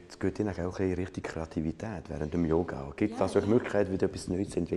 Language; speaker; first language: German; native; German